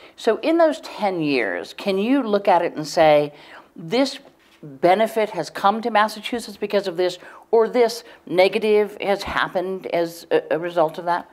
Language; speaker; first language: English; native; English